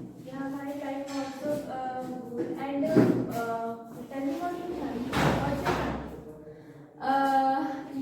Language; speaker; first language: English; non-native, learner; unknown